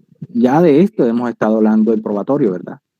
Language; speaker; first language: Spanish; native; Spanish